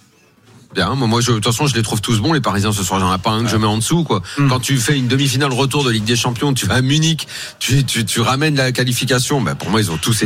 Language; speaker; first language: French; native; French